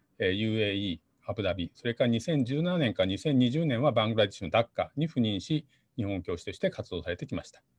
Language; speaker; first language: Japanese; native; Japanese